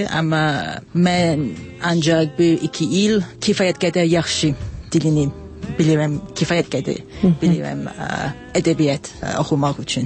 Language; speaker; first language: Azerbaijani; non-native, learner; English